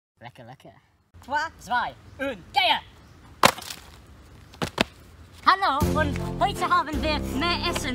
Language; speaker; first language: German; non-native, learner; English